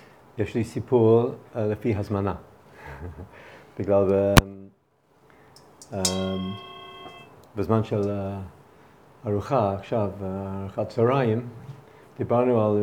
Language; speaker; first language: Hebrew; non-native, fluent; English